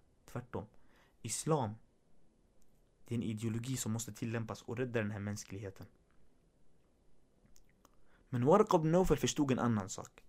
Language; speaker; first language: Swedish; early bilingual, other home language; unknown